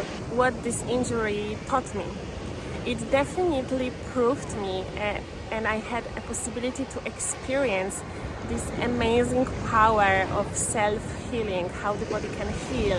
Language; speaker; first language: English; non-native, fluent; Polish